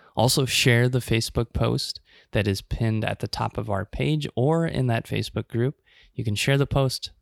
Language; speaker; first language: English; native; English